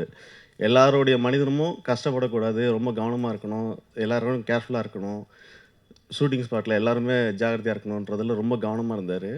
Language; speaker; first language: Tamil; native; Tamil